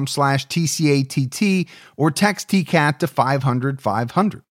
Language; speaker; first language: English; native; English